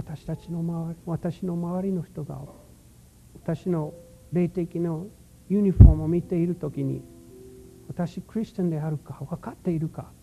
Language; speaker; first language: Japanese; non-native, fluent; English